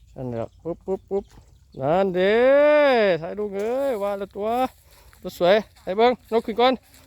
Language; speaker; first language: Thai; native; Thai